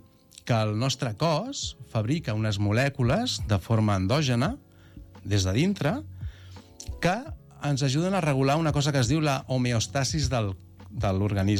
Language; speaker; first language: Catalan; native; Catalan